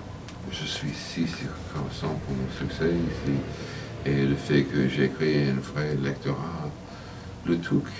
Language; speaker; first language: French; non-native, fluent; English